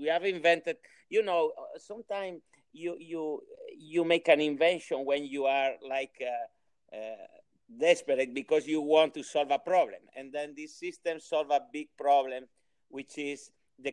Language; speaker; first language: English; non-native, learner; Italian